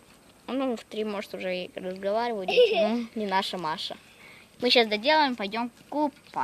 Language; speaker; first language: Russian; native; Russian